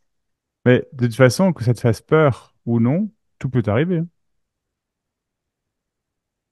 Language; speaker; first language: French; native; French